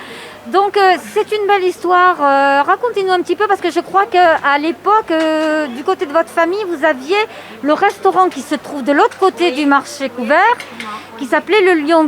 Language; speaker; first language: French; native; French